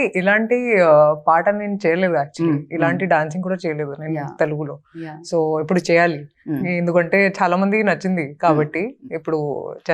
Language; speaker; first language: Telugu; non-native, fluent; Hindi